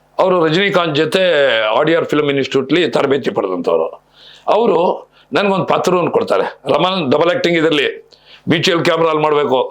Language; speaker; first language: Kannada; native; Kannada